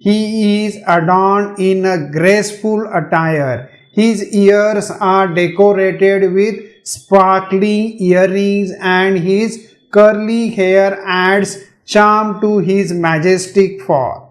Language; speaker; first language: English; non-native, local second language; Hindi